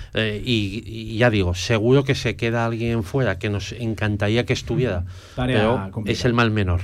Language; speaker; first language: Spanish; native; Spanish